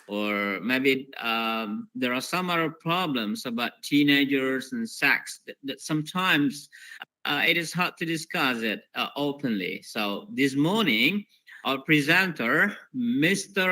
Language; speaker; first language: English; non-native, fluent; Indonesian